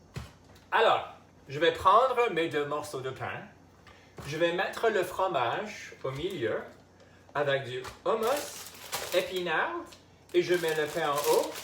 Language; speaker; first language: French; non-native, local second language; English